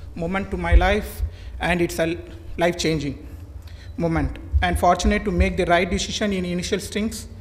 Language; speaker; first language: English; non-native, local second language; Tamil